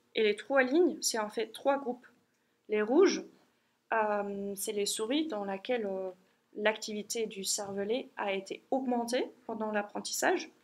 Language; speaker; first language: French; non-native, fluent; German